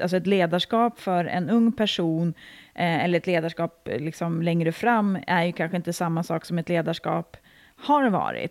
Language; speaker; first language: Swedish; native; Swedish